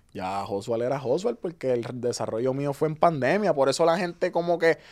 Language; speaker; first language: Spanish; native; Spanish